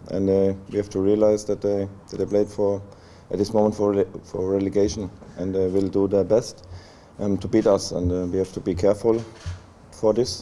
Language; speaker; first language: English; non-native, learner; German